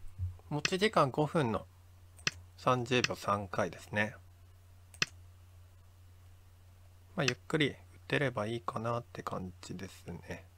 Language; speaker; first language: Japanese; native; Japanese